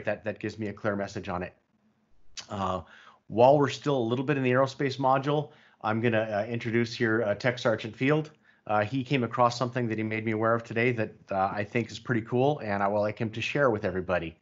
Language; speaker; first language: English; native; English